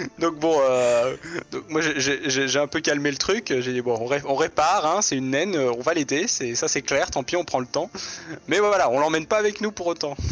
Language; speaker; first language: French; native; French